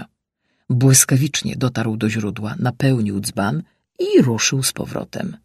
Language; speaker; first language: Polish; native; Polish